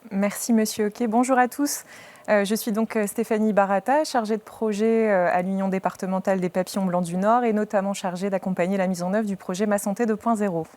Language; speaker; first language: French; native; French